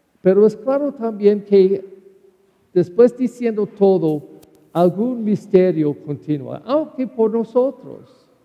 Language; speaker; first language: Spanish; non-native, learner; English